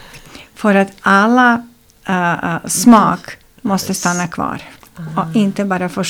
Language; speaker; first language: Swedish; non-native, fluent; Serbian